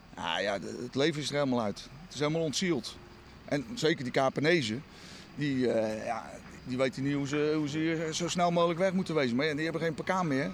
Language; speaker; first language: Dutch; native; Dutch